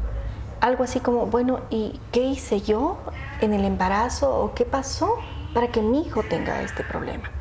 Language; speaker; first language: Spanish; native; Spanish